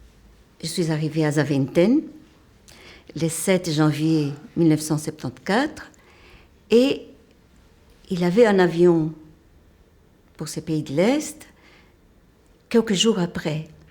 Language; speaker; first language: French; non-native, fluent; Portuguese